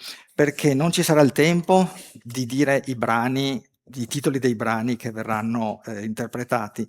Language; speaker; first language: Italian; native; Italian